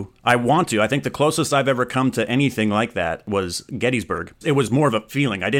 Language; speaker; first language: English; native; English